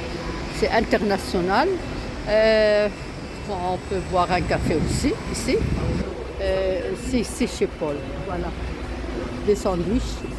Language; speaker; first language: French; non-native, local second language; Arabic